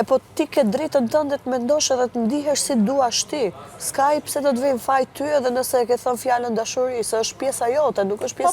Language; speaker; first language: Albanian; native; Albanian